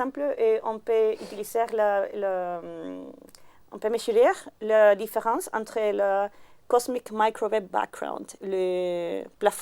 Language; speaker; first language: French; non-native, learner; Spanish